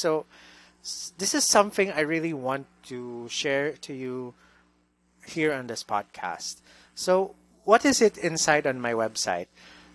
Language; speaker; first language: English; non-native, local second language; Cebuano